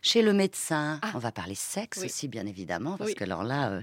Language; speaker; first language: French; native; French